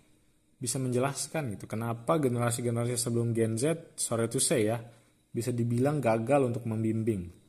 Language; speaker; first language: Indonesian; native; Indonesian